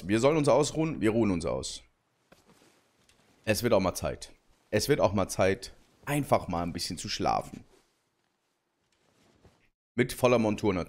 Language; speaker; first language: German; native; German